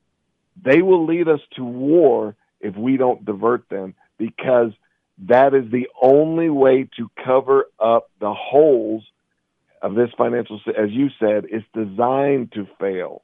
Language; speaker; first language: English; native; English